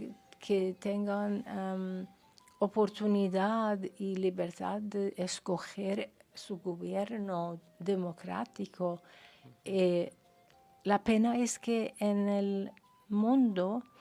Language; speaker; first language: Spanish; non-native, fluent; Persian